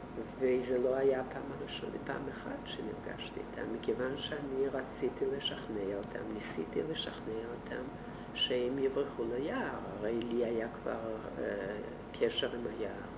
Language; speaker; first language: Hebrew; non-native, fluent; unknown